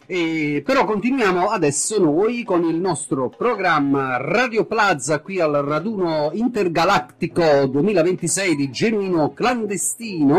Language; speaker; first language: Italian; native; Italian